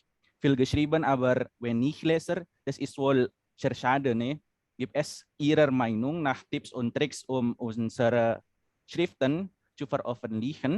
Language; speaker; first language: German; non-native, learner; Indonesian